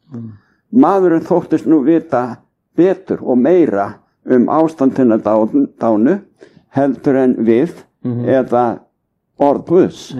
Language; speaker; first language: Icelandic; native; Icelandic